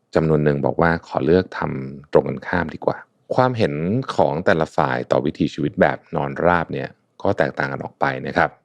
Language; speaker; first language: Thai; early bilingual, other home language; Chinese